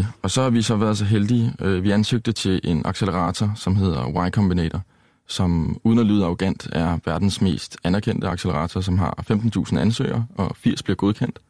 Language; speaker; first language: Danish; native; Danish